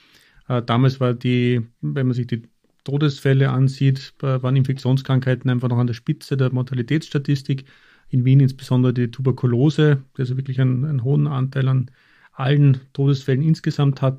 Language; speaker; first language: German; native; German